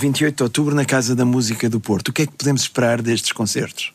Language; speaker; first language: Portuguese; native; Portuguese